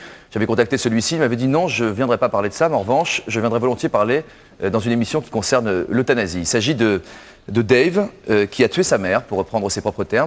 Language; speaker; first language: French; native; French